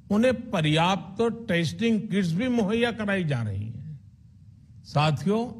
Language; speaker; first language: Hindi; non-native, local second language; Gujarati